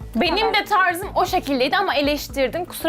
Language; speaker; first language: Turkish; native; Turkish